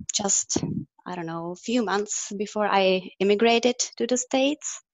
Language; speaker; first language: English; non-native, fluent; Czech